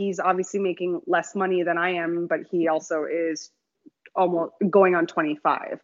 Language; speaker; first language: English; native; English